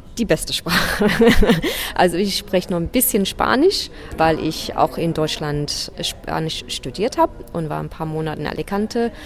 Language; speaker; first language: German; non-native, fluent; English